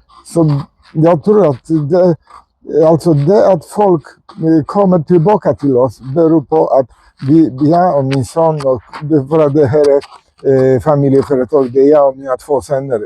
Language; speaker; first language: Swedish; non-native, fluent; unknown